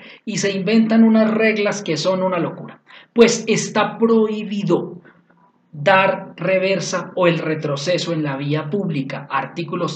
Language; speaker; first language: Spanish; native; Spanish